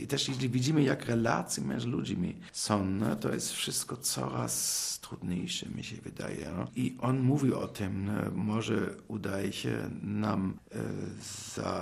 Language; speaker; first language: Polish; non-native, fluent; German